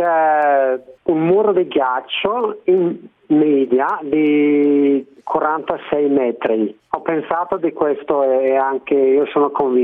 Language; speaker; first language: Italian; non-native, learner; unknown